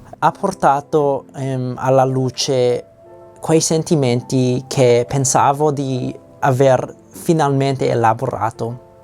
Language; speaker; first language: Italian; non-native, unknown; English